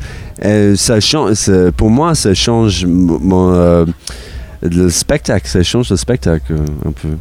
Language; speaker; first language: French; non-native, learner; English